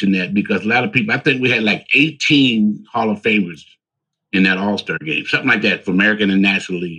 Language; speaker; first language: English; native; English